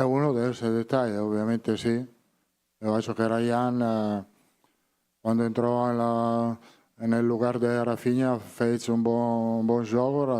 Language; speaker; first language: Portuguese; non-native, fluent; Italian